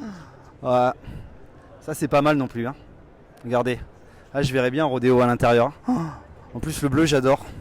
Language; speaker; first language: French; native; French